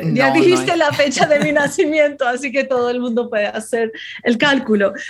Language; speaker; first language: Spanish; non-native, fluent; English